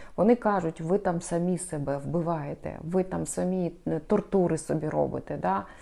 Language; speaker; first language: Ukrainian; non-native, local second language; Russian